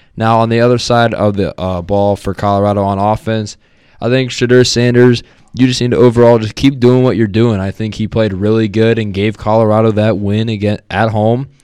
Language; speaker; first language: English; native; English